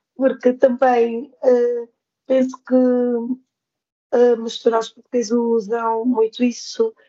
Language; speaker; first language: Portuguese; non-native, local second language; Kabuverdianu